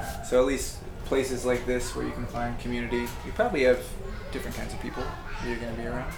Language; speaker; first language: English; native; English